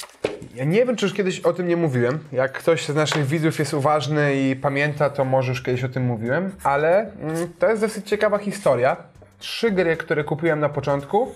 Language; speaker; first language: Polish; native; Polish